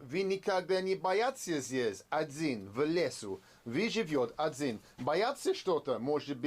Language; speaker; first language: Russian; non-native, learner; English